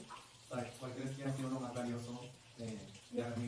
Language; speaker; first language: Spanish; native; Spanish